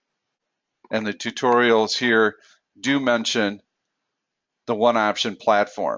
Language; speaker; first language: English; native; English